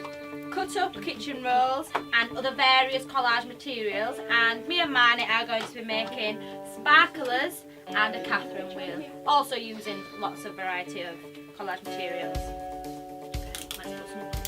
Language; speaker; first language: English; native; English